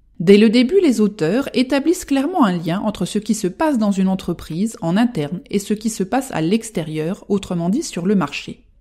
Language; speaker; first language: French; native; French